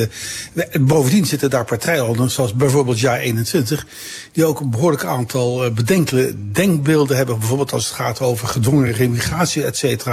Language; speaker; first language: Dutch; native; Dutch